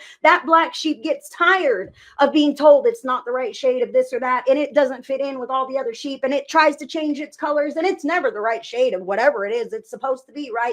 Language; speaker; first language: English; native; English